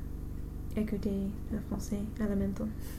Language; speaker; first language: French; non-native, fluent; English